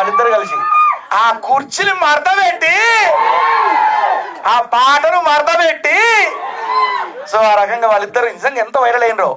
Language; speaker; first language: Telugu; native; Telugu